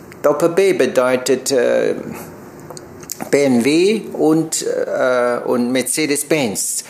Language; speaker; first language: German; non-native, learner; Chinese